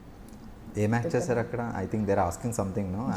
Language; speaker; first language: Telugu; native; Telugu